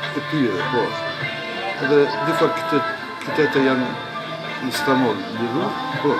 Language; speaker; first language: Albanian; early bilingual, heritage; Albanian